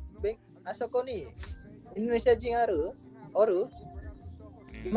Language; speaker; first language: Japanese; non-native, local second language; Indonesian